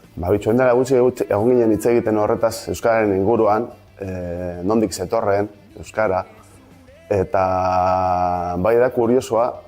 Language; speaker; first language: Basque; non-native, local second language; Spanish